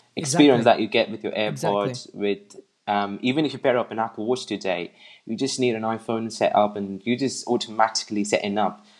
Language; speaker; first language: English; native; English